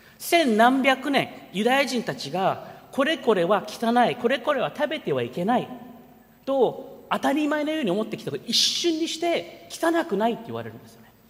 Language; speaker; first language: Japanese; early bilingual, heritage; Japanese